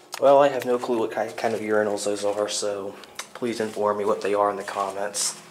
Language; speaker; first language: English; native; English